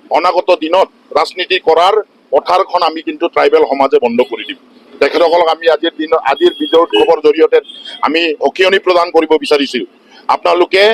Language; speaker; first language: Assamese; non-native, local second language; Mising